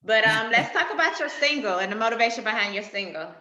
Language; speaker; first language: English; native; English